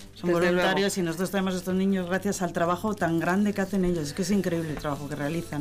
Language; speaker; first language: Spanish; native; Spanish